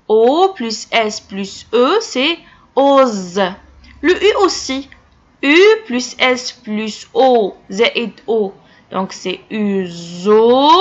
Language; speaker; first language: French; non-native, local second language; Arabic